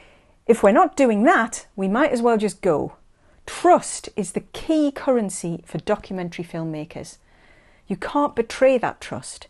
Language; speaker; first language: English; native; English